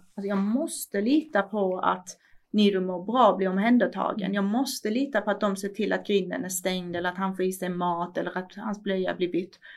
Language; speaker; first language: Swedish; early bilingual, other home language; Persian